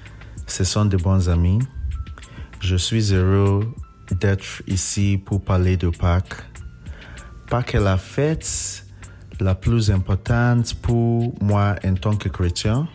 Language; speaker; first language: French; non-native, learner; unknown